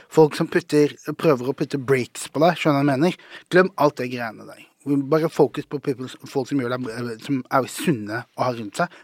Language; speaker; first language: Norwegian; early bilingual, other home language; Somali